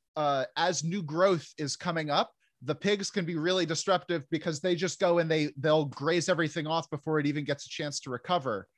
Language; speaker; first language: English; native; English